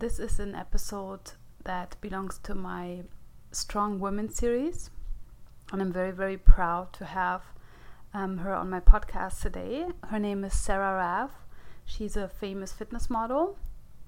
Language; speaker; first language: English; non-native, fluent; German